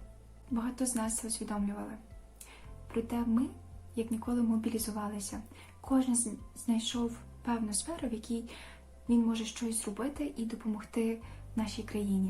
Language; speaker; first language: Ukrainian; native; Ukrainian